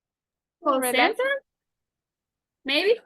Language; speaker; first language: English; non-native, learner; Spanish